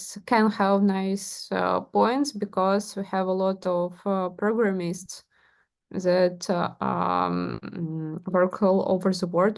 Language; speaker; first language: English; non-native, learner; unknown